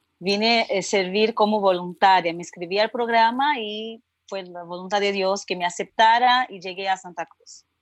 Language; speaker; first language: Spanish; non-native, fluent; Portuguese